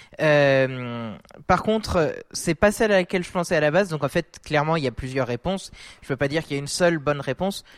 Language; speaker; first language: French; native; French